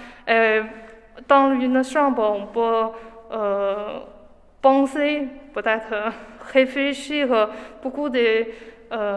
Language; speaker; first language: French; non-native, learner; Chinese